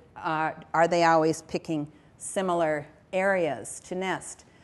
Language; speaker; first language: English; native; English